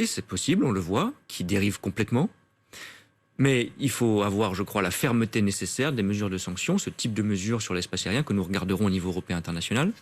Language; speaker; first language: French; native; French